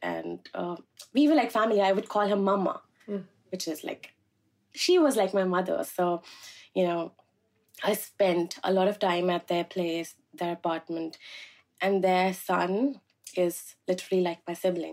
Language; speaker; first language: English; non-native, local second language; Malayalam